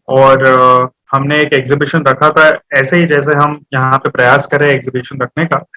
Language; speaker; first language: Hindi; non-native, local second language; Marathi